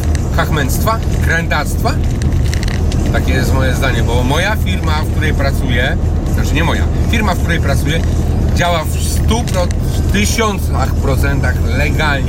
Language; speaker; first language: Polish; native; Polish